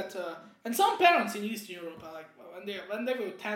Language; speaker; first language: English; non-native, fluent; Hungarian